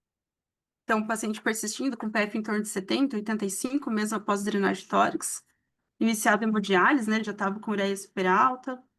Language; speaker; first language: Portuguese; native; Portuguese